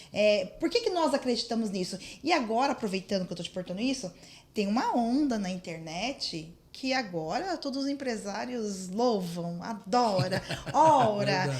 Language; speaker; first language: Portuguese; native; Portuguese